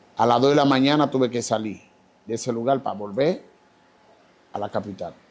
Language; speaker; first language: Spanish; non-native, fluent; Haitian Creole